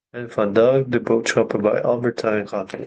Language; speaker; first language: Dutch; non-native, learner; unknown